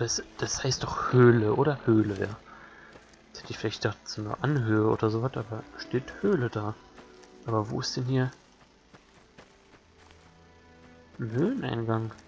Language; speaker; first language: German; native; German